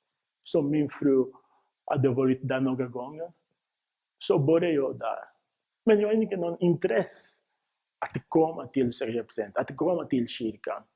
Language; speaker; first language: Swedish; non-native, fluent; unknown